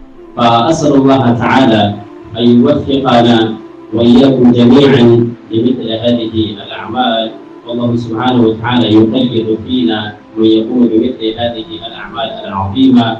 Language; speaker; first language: Arabic; non-native, fluent; Urdu